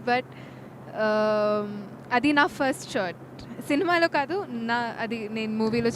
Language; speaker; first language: Telugu; non-native, fluent; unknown